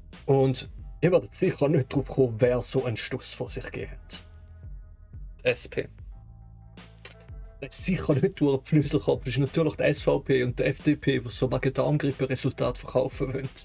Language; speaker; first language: German; native; German